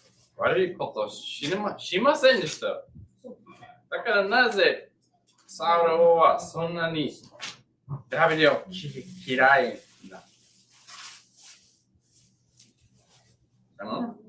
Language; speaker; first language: Japanese; non-native, learner; English